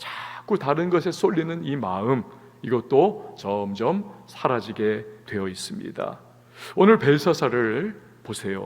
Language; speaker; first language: Korean; native; Korean